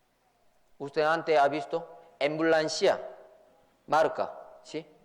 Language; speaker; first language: Spanish; non-native, fluent; Korean